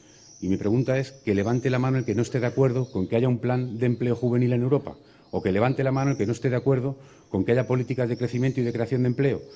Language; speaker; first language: Spanish; native; Spanish